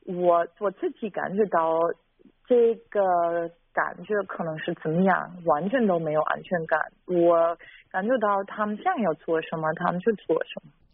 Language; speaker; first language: Chinese; non-native, fluent; German